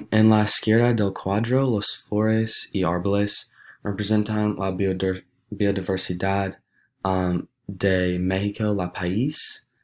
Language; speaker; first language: Spanish; non-native, learner; English